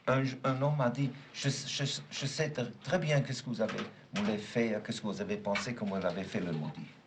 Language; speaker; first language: French; non-native, fluent; German